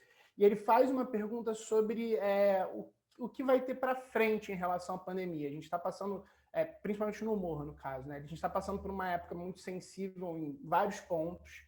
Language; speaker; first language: Portuguese; native; Portuguese